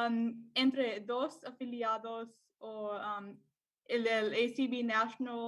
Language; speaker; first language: Spanish; non-native, learner; English